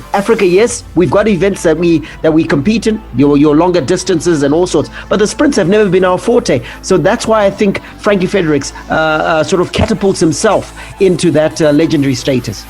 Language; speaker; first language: English; native; English